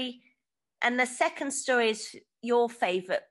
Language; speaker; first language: English; native; English